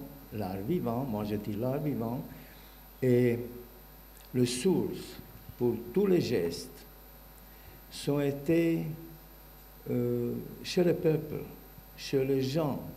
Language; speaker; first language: French; non-native, learner; Bulgarian